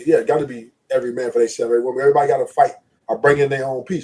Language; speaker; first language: English; native; English